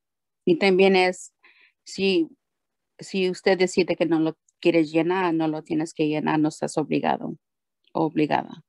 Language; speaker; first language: Spanish; early bilingual, heritage; Spanish